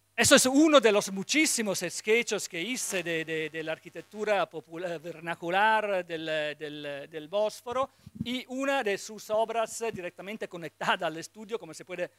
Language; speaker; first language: Spanish; non-native, fluent; Italian